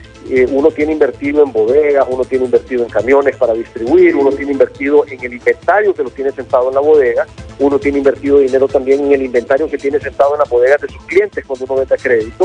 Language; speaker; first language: Spanish; native; Spanish